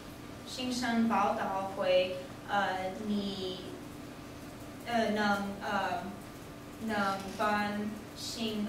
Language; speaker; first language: Chinese; non-native, learner; English